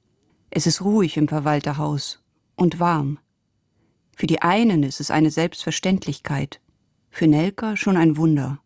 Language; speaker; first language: German; native; German